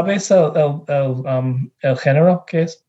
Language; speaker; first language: Spanish; non-native, fluent; English